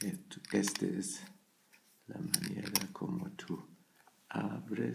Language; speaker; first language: Spanish; non-native, learner; German